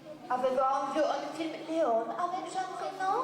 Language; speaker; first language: French; non-native, learner; Russian